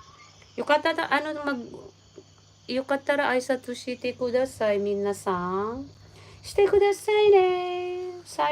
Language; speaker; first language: Japanese; non-native, learner; Filipino